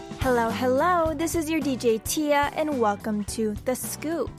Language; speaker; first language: English; non-native, fluent; Korean